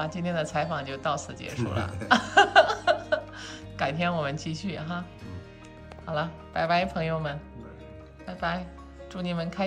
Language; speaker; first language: Chinese; native; Chinese